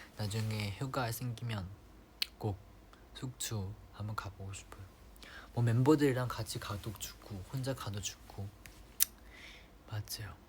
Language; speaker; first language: Korean; non-native, fluent; Chinese